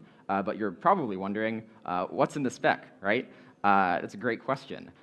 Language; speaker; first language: English; native; English